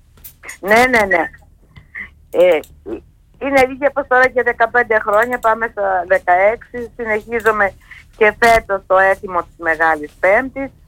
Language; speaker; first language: Greek; native; Greek